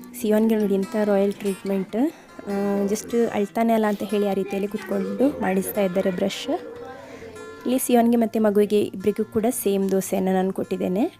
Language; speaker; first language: Kannada; non-native, local second language; Konkani